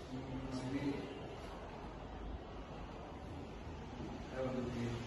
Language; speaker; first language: English; non-native, learner; Indonesian